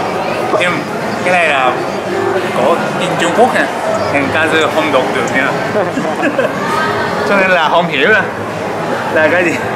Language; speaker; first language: Vietnamese; non-native, learner; Japanese